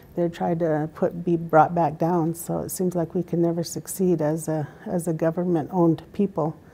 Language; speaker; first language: English; native; English